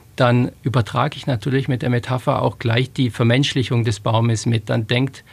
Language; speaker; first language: German; native; German